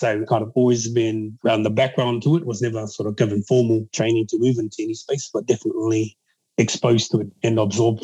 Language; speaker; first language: English; native; English